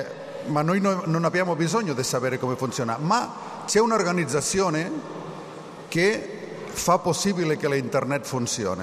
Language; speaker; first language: Italian; non-native, learner; Catalan